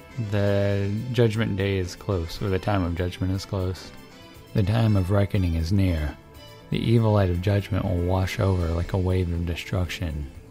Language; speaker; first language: English; native; English